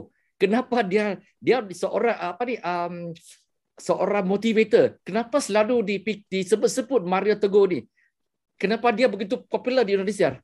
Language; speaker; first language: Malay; non-native, local second language; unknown